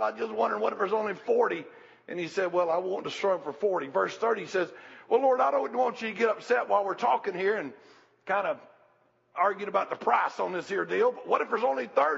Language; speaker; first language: English; native; English